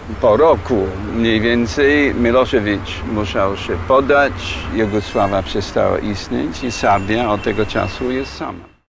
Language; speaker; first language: Polish; non-native, fluent; English